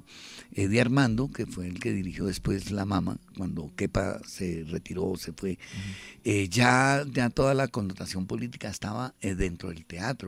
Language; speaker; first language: Spanish; native; Spanish